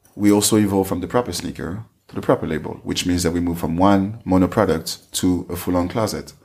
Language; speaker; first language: English; non-native, fluent; French